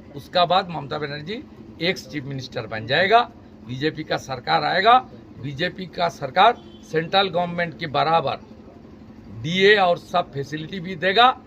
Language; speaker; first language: Hindi; non-native, local second language; Bangla